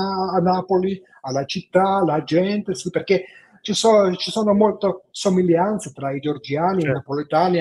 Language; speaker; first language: Italian; non-native, fluent; Georgian